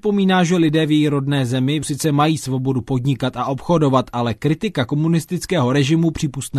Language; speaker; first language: Czech; native; Czech